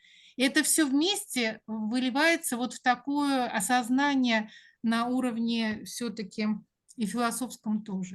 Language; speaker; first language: Russian; native; Russian